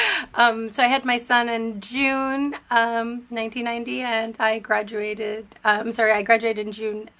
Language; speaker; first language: English; early bilingual, other home language; Spanish